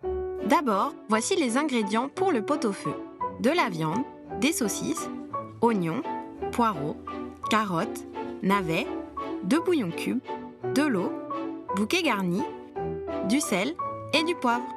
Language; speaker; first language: French; native; French